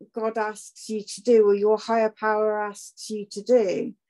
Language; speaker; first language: English; native; English